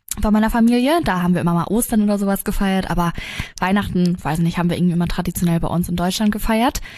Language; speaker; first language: German; native; German